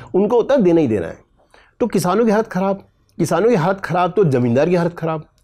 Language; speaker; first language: Hindi; native; Hindi